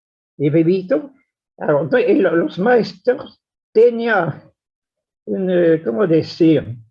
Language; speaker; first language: Spanish; non-native, fluent; French